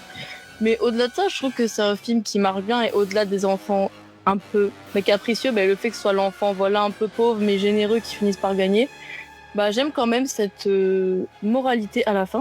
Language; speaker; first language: French; native; French